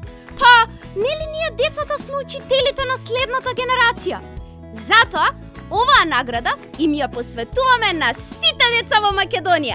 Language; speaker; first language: Macedonian; native; Macedonian